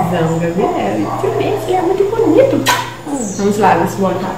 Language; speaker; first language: Portuguese; native; Portuguese